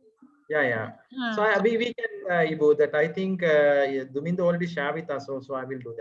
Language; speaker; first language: English; non-native, fluent; Sinhala